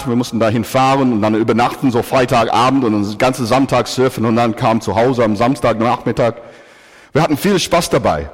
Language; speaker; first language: German; non-native, fluent; English